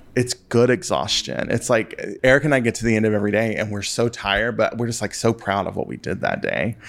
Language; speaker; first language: English; native; English